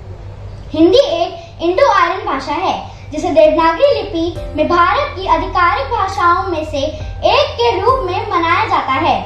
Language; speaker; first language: Hindi; native; Hindi